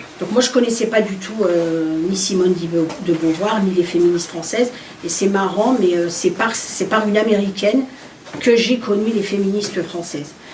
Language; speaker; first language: French; early bilingual, other home language; Arabic